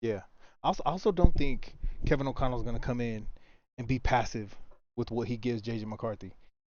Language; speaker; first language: English; native; English